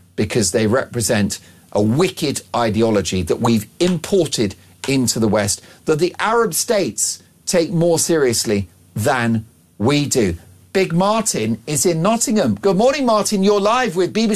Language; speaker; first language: English; native; English